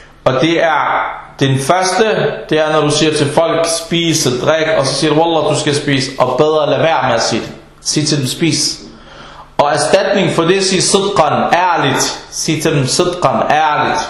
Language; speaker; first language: Danish; early bilingual, other home language; Arabic